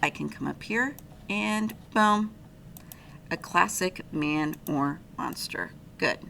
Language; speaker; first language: English; native; English